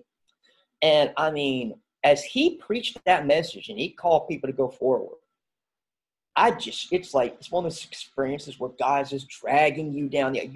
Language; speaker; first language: English; native; English